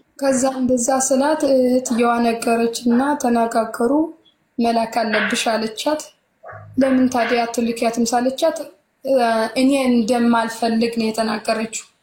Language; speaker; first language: Amharic; native; Amharic